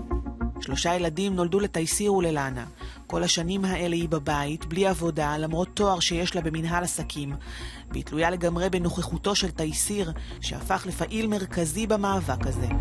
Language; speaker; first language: Hebrew; native; Hebrew